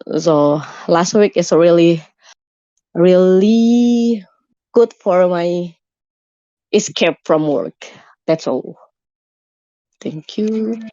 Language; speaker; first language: English; non-native, learner; Indonesian